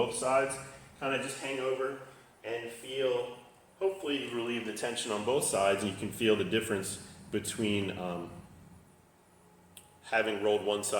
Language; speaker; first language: English; native; English